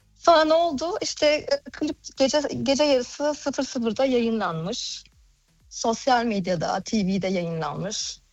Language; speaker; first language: Turkish; early bilingual, heritage; Turkish